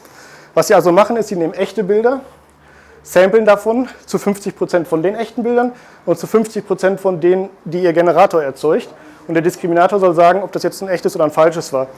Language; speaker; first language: German; native; German